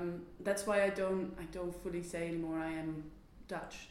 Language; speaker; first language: English; non-native, fluent; Dutch